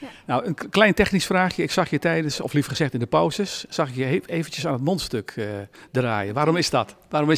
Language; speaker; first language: Dutch; native; Dutch